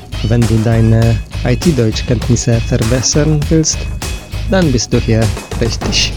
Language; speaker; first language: German; non-native, learner; Polish